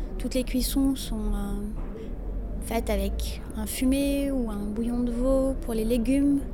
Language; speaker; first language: French; non-native, local second language; Arabic